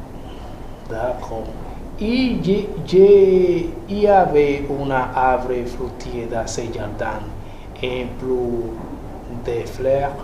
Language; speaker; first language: French; non-native, learner; Spanish